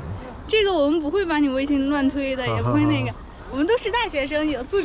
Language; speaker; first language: Chinese; native; Chinese